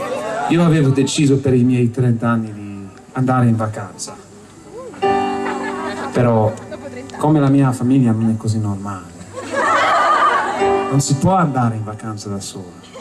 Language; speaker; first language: Italian; non-native, fluent; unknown